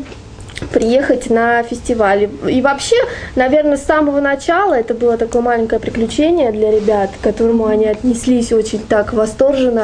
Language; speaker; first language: Russian; native; Russian